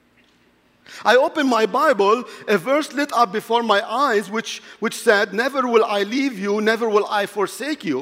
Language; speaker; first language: English; non-native, fluent; Arabic